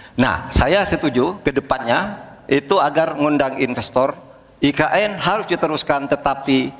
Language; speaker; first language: Indonesian; native; Indonesian